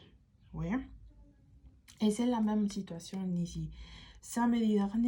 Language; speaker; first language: French; non-native, fluent; Spanish